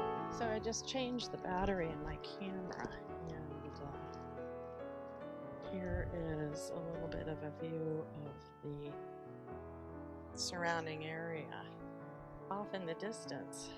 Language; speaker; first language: English; native; English